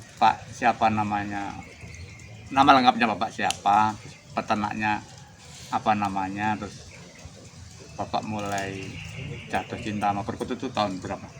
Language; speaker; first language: Indonesian; native; Indonesian